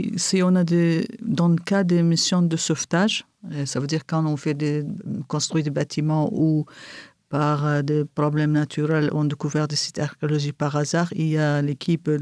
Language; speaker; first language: French; non-native, fluent; Kurdish